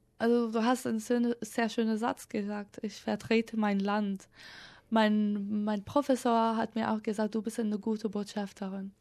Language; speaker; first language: German; non-native, fluent; Arabic